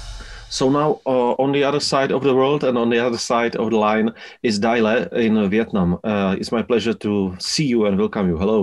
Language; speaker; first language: English; non-native, learner; Czech